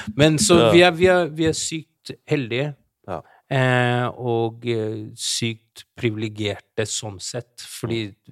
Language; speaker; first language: Norwegian; early bilingual, other home language; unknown